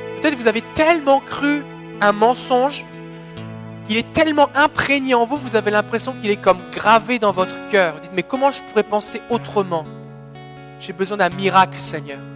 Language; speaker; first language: French; native; French